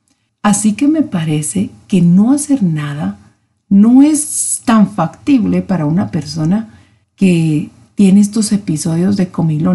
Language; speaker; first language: Spanish; native; Spanish